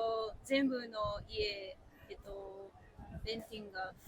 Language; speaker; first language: Japanese; non-native, learner; English